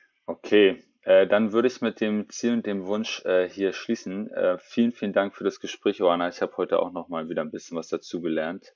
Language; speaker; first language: German; native; German